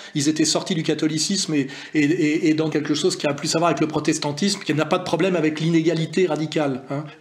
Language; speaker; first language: French; native; French